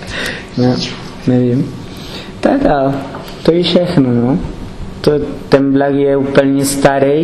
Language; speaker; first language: Czech; non-native, learner; Spanish